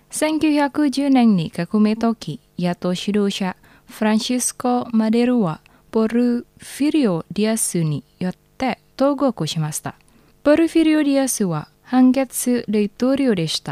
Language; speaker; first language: Japanese; non-native, learner; Indonesian